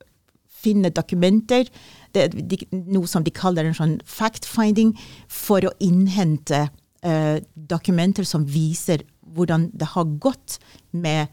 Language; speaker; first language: Norwegian; non-native, fluent; Persian